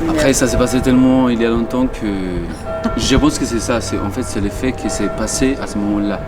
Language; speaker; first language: French; non-native, fluent; Spanish